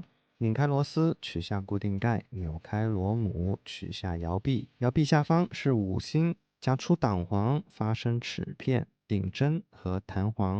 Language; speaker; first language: Chinese; native; Chinese